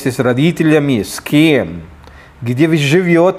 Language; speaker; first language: Russian; non-native, fluent; Filipino